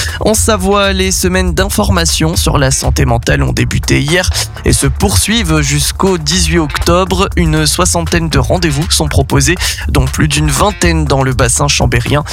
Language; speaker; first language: French; native; French